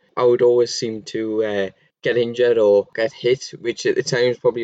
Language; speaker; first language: English; native; English